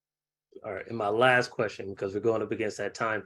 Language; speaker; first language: English; native; English